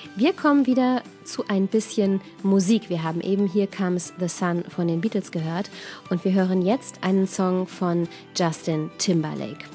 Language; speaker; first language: German; native; German